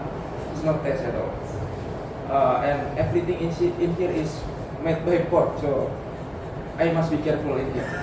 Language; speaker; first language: English; non-native, learner; Indonesian